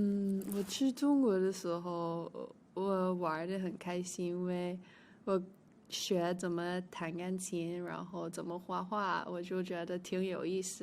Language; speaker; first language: Chinese; early bilingual, heritage; Chinese